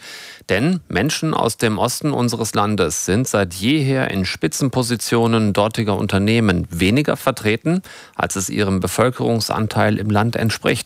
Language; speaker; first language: German; native; German